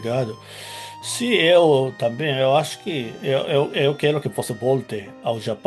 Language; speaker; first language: Portuguese; non-native, fluent; Japanese